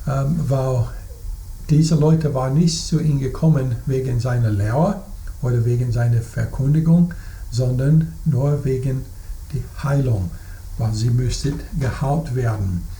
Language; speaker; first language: German; non-native, fluent; English